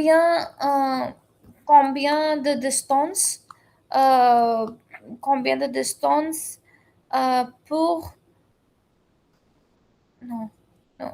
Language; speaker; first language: French; non-native, learner; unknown